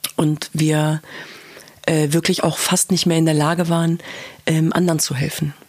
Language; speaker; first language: German; early bilingual, other home language; Kurdish